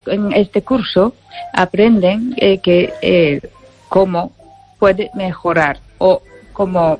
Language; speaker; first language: Spanish; non-native, fluent; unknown